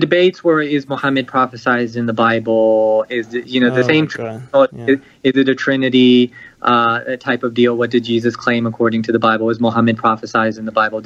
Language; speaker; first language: English; native; English